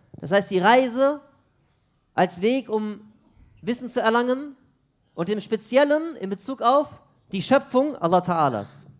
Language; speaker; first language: German; early bilingual, other home language; Urdu